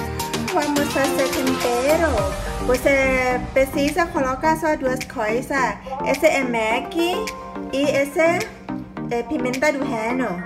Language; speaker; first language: Portuguese; non-native, learner; Thai